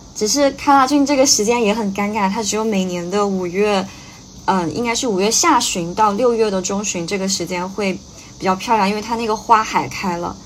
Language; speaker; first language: Chinese; native; Chinese